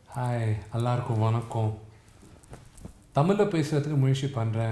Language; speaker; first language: Tamil; non-native, local second language; Telugu